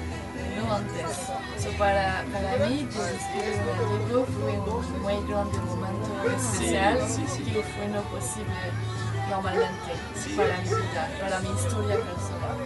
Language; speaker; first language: Spanish; non-native, learner; French